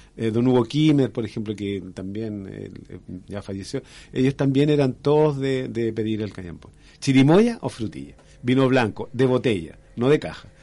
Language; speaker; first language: Spanish; native; Spanish